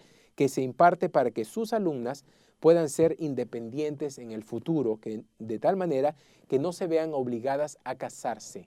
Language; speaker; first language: Spanish; native; Spanish